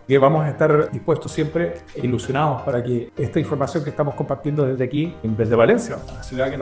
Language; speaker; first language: Spanish; native; Spanish